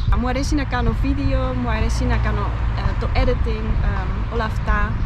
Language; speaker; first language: Greek; non-native, learner; Dutch